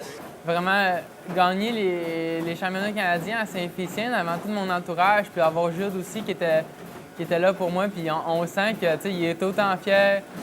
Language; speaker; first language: French; native; French